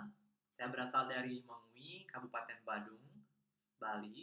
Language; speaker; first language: Indonesian; non-native, local second language; Balinese